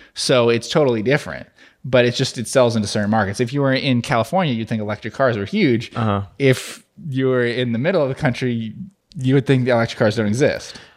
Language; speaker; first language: English; native; English